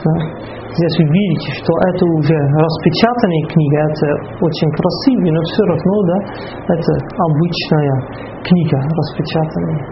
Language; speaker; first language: Russian; non-native, fluent; Dutch